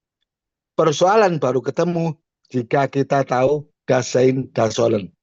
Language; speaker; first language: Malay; non-native, local second language; Javanese